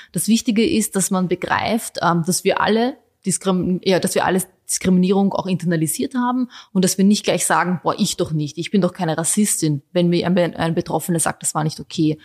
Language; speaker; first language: German; early bilingual, other home language; Bosnian